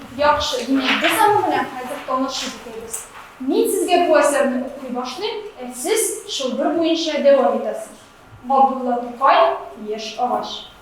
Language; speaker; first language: Tatar; native; Tatar